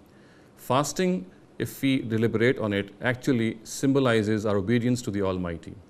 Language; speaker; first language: English; non-native, local second language; Urdu